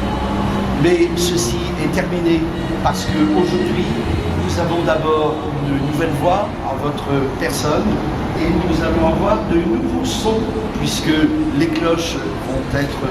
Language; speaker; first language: French; native; French